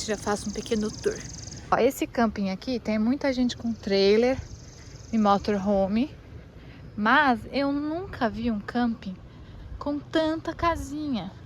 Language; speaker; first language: Portuguese; native; Portuguese